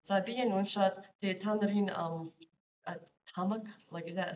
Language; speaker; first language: Mongolian; non-native, fluent; English